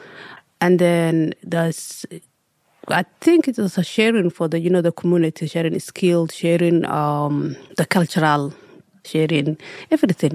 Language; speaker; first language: English; non-native, learner; Somali